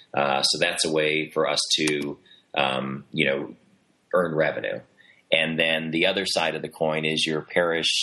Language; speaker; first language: English; native; English